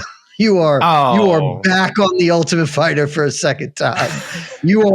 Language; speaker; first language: English; native; English